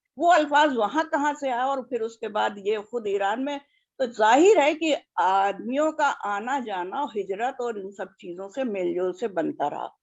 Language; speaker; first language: Urdu; native; Urdu